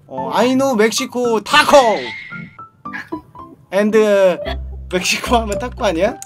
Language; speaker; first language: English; non-native, learner; Korean